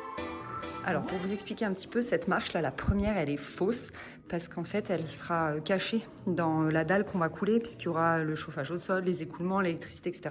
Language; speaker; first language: French; native; French